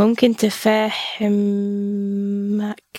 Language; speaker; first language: Arabic; non-native, learner; English